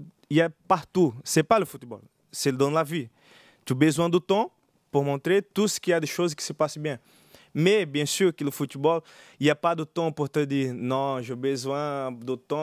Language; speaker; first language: French; non-native, learner; Portuguese